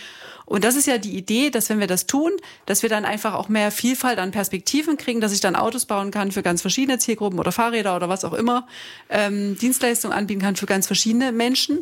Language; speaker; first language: German; native; German